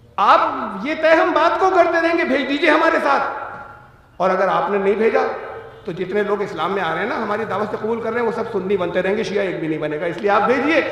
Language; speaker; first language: Urdu; native; Urdu